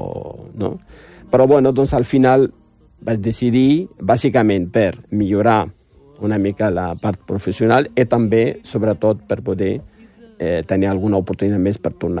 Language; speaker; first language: Catalan; non-native, fluent; Arabic